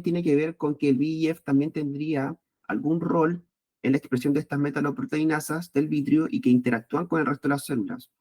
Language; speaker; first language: Spanish; native; Spanish